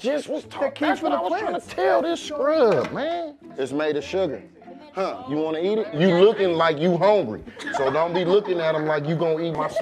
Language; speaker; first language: English; native; English